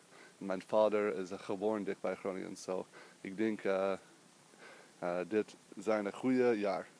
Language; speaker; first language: Dutch; early bilingual, heritage; English